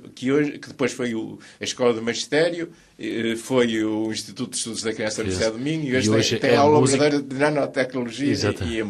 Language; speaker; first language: Portuguese; native; Portuguese